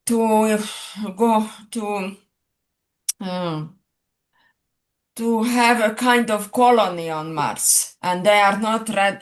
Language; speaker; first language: English; non-native, fluent; Serbian